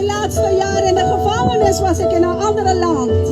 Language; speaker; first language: Dutch; non-native, local second language; Papiamento